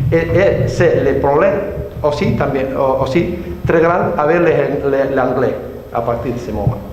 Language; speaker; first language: French; non-native, learner; Spanish